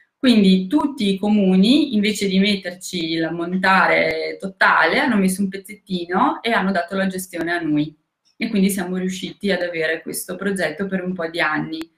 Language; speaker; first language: Italian; non-native, fluent; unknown